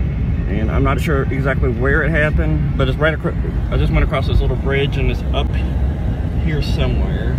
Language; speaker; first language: English; native; English